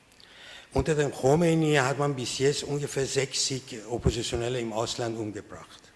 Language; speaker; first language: German; non-native, fluent; Persian